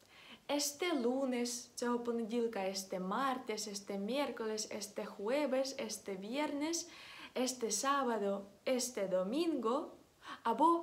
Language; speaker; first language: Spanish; non-native, fluent; Ukrainian